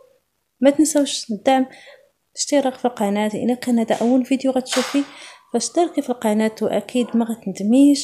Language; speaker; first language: Arabic; native; Arabic